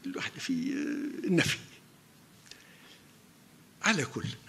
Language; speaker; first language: Arabic; native; Arabic